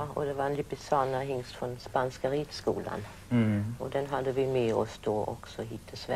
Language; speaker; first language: Swedish; early bilingual, other home language; German